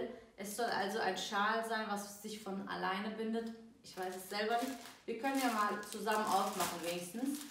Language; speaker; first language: German; early bilingual, other home language; Turkish